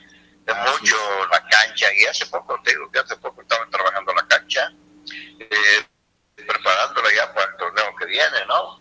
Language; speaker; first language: Spanish; native; Spanish